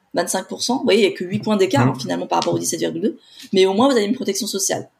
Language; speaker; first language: French; native; French